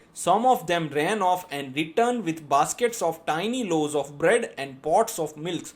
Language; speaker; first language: English; non-native, local second language; Gujarati